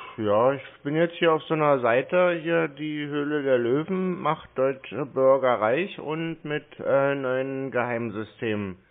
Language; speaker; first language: German; native; German